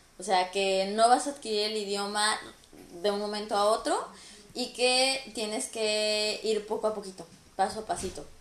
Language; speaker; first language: Spanish; native; Spanish